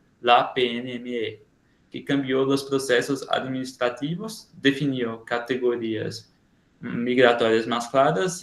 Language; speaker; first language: Spanish; non-native, learner; Portuguese